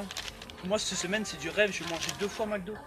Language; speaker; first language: French; native; French